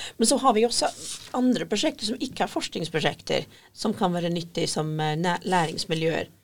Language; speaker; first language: Norwegian; non-native, fluent; English